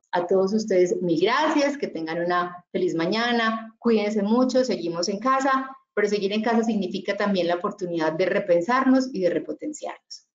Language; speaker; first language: Spanish; native; Spanish